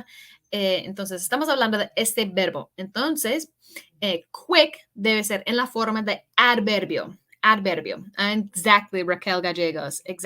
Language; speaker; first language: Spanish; early bilingual, heritage; English